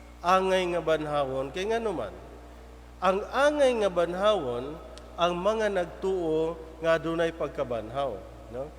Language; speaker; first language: Cebuano; native; Cebuano